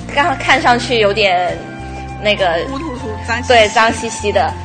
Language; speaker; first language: Chinese; native; Chinese